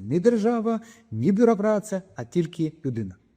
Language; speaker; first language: Ukrainian; early bilingual, heritage; Ukrainian